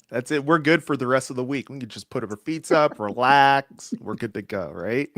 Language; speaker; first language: English; native; English